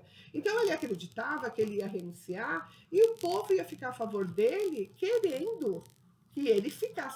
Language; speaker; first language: Portuguese; native; Portuguese